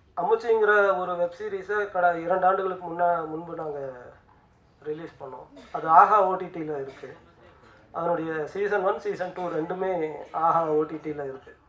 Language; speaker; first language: Tamil; native; Tamil